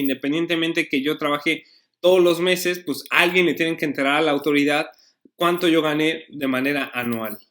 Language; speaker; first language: Spanish; native; Spanish